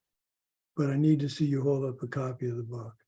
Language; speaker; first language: English; native; English